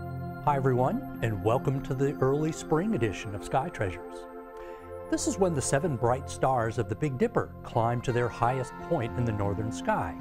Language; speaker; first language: English; native; English